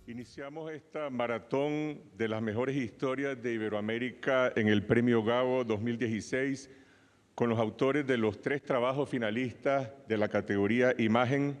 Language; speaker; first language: Spanish; native; Spanish